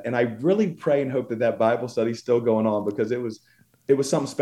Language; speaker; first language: English; native; English